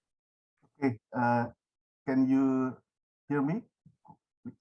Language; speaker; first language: English; non-native, fluent; Indonesian